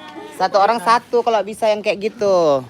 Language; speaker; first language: Indonesian; native; Indonesian